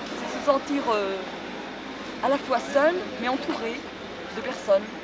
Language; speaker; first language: French; native; French